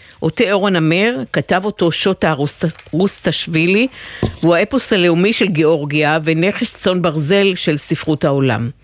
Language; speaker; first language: Hebrew; native; Hebrew